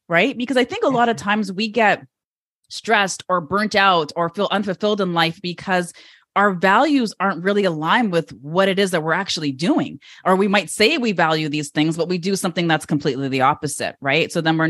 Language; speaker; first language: English; native; English